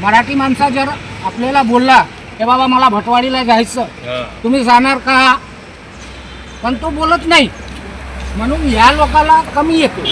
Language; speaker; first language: Marathi; non-native, local second language; Hindi